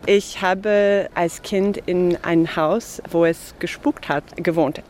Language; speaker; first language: German; non-native, fluent; English